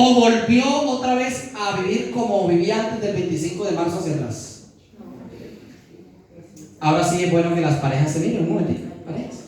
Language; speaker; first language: Spanish; native; Spanish